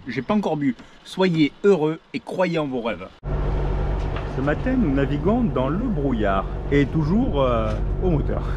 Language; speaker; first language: French; native; French